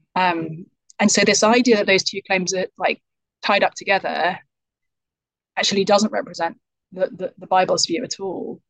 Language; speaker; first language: English; native; English